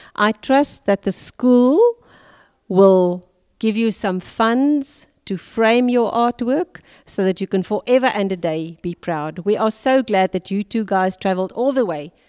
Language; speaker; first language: English; non-native, local second language; Afrikaans